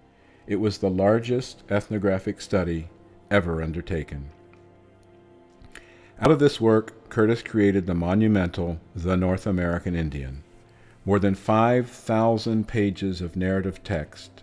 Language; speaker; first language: English; native; English